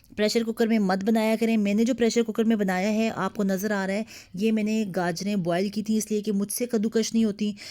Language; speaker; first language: Urdu; native; Urdu